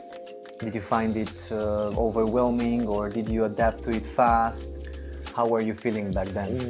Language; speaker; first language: English; non-native, fluent; Romanian